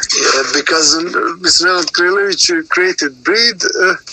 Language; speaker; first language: English; non-native, learner; Serbian